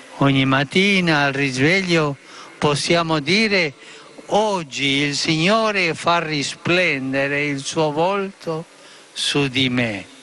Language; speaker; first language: Italian; early bilingual, heritage; Spanish